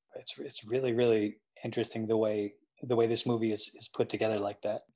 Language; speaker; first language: English; native; English